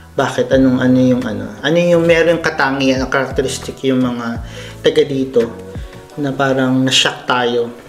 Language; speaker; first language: Filipino; native; Filipino